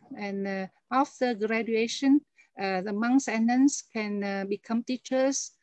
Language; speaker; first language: English; non-native, fluent; Vietnamese